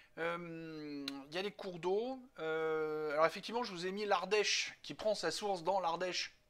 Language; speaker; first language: French; native; French